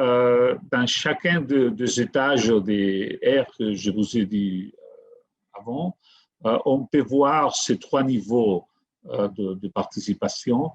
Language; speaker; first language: French; non-native, fluent; Catalan